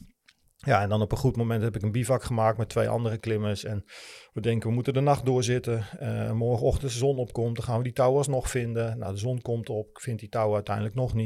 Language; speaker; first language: Dutch; native; Dutch